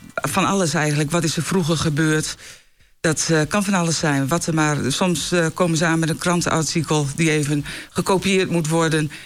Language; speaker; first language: Dutch; native; Dutch